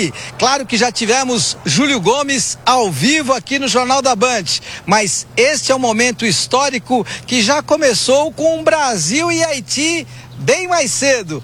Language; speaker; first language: Portuguese; native; Portuguese